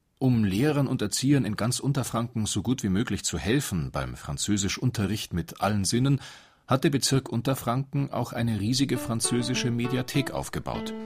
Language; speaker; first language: German; native; German